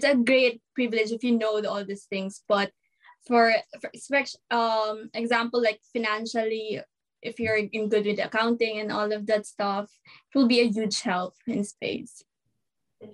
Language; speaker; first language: English; non-native, local second language; Filipino